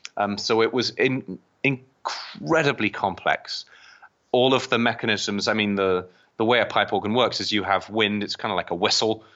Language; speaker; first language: English; native; English